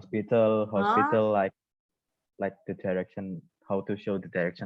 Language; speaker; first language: English; non-native, learner; Indonesian